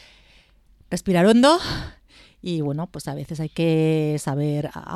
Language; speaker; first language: Spanish; native; Spanish